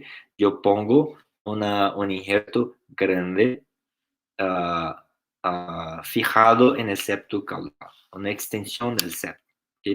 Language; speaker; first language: Spanish; non-native, fluent; Portuguese